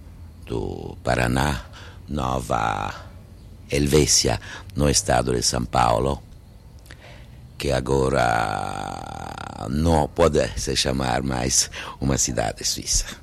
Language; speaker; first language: Portuguese; non-native, fluent; French